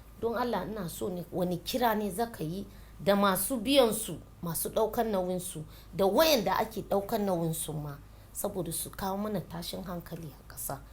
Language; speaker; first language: Hausa; non-native, local second language; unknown